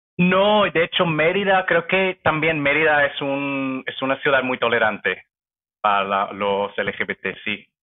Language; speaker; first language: Spanish; non-native, fluent; English